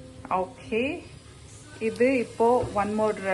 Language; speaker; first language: Tamil; non-native, local second language; Urdu